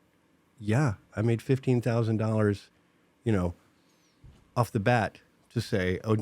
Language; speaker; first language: English; native; English